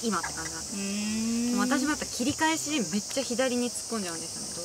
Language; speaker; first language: Japanese; native; Japanese